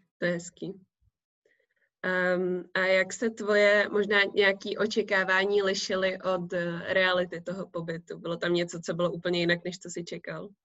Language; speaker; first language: Czech; native; Czech